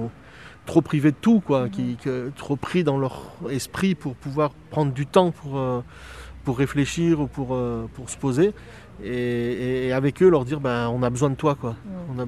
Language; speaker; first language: French; native; French